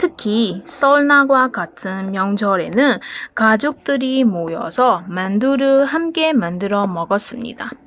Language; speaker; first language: Korean; non-native, learner; Burmese